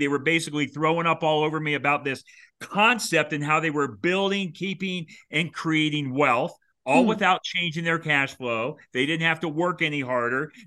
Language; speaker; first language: English; native; English